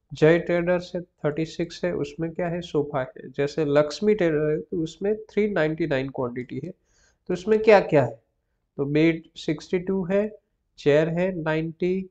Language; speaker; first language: Hindi; non-native, local second language; Gujarati